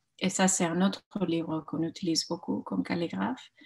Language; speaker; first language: French; non-native, fluent; Spanish